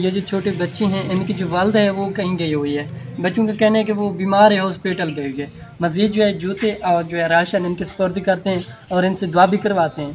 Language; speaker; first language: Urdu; non-native, local second language; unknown